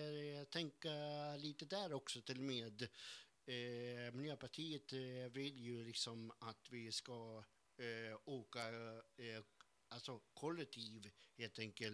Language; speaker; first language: Swedish; native; Swedish